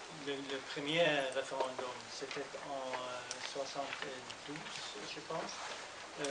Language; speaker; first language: French; non-native, learner; Norwegian